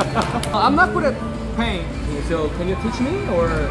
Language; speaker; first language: English; non-native, learner; Korean